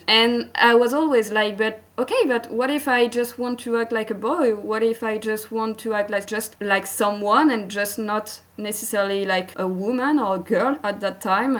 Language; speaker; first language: English; non-native, fluent; French